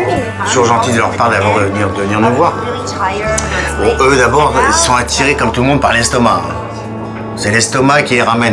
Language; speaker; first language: French; native; French